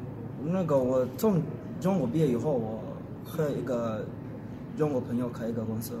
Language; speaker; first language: Chinese; non-native, learner; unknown